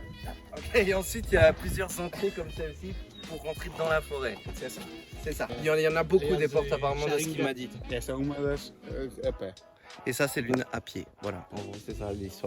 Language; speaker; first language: French; native; French